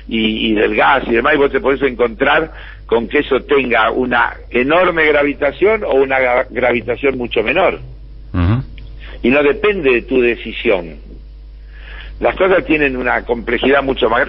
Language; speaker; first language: Spanish; native; Spanish